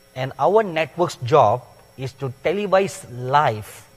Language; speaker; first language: English; non-native, local second language; Tamil